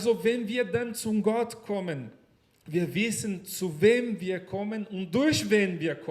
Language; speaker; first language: German; non-native, learner; Portuguese